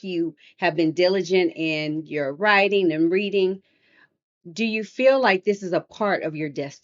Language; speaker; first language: English; native; English